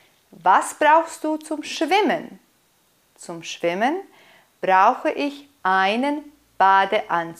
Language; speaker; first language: German; non-native, fluent; Bosnian